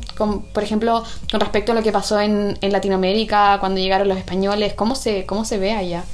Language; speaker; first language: Spanish; native; Spanish